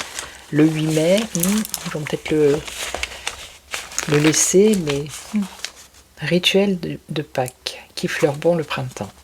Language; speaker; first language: French; native; French